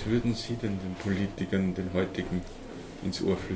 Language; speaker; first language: German; native; German